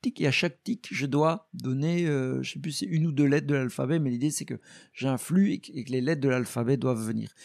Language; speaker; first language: French; native; French